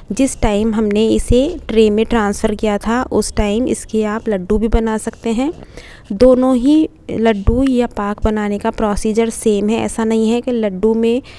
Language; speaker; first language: Hindi; native; Hindi